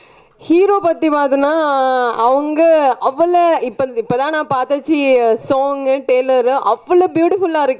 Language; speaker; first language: Tamil; non-native, local second language; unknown